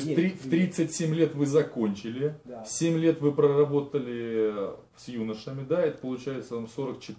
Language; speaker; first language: Russian; native; Russian